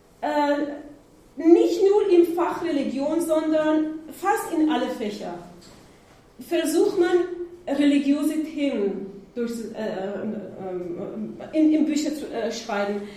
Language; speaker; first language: German; non-native, learner; Persian